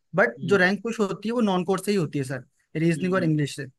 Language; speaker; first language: Hindi; native; Hindi